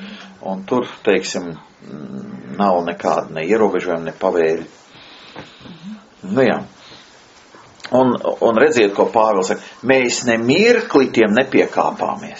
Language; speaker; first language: Latvian; native; Latvian